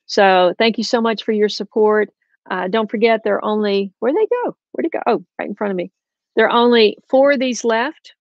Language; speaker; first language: English; native; English